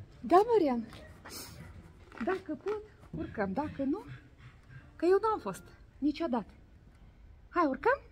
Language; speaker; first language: Romanian; non-native, learner; Russian